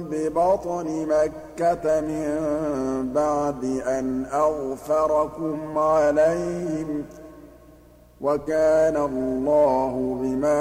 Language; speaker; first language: Arabic; native; Arabic